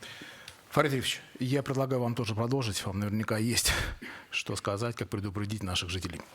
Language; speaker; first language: Russian; native; Russian